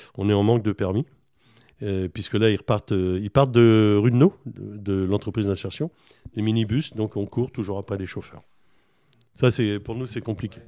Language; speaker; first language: French; native; French